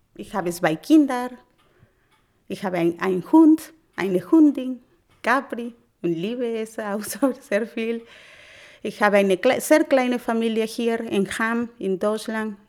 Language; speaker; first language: German; non-native, learner; Spanish